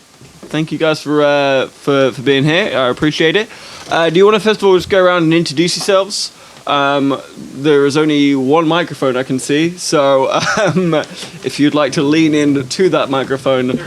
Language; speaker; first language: English; native; English